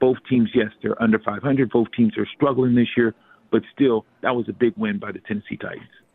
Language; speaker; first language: English; native; English